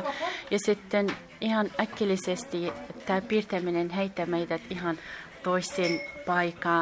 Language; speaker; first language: Finnish; non-native, learner; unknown